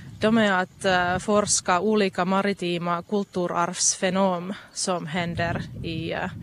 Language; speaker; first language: Swedish; non-native, local second language; Finnish